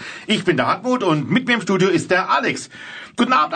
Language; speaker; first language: German; native; German